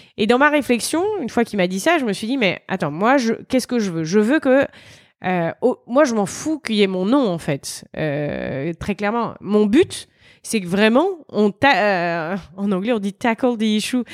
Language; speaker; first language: French; native; French